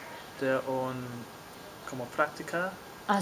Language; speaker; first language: Spanish; non-native, learner; English